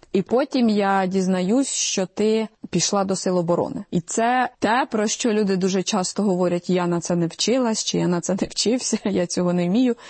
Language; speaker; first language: Ukrainian; native; Ukrainian